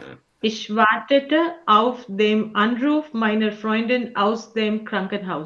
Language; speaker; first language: German; non-native, learner; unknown